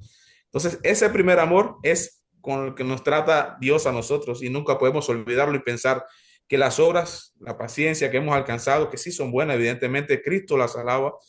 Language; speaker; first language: Spanish; native; Spanish